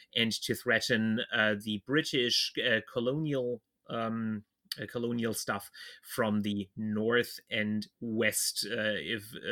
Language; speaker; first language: English; non-native, fluent; German